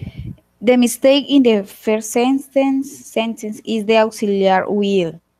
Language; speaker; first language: English; non-native, learner; Spanish